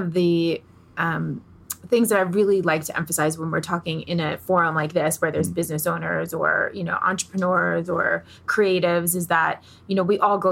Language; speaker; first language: English; native; English